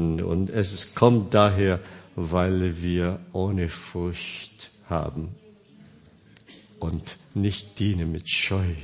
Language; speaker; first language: German; non-native, fluent; Korean